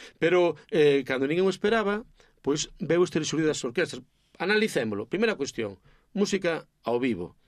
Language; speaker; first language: Galician; native; Galician